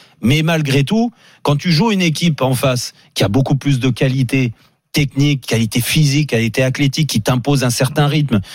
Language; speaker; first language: French; native; French